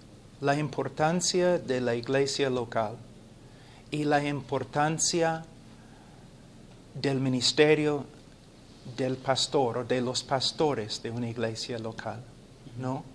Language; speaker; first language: Spanish; non-native, fluent; English